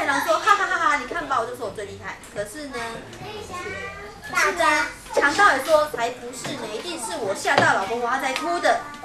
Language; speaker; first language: Chinese; native; Chinese